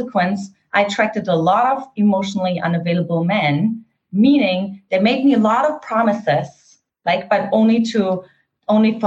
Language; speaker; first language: English; non-native, fluent; German